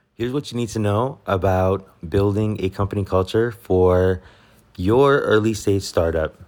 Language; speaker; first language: English; early bilingual, other home language; Spanish